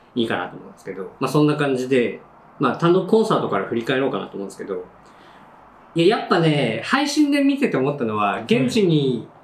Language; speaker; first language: Japanese; native; Japanese